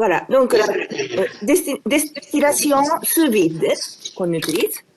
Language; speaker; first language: French; non-native, fluent; Japanese